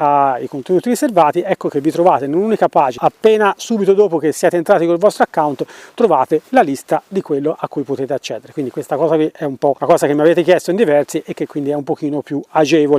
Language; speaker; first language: Italian; native; Italian